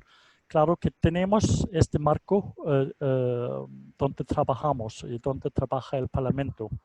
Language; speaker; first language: Spanish; non-native, fluent; Danish